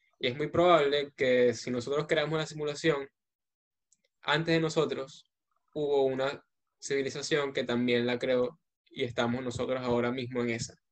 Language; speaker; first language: Spanish; native; Spanish